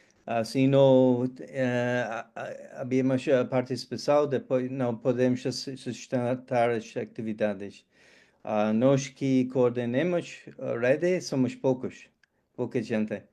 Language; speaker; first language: Portuguese; non-native, fluent; English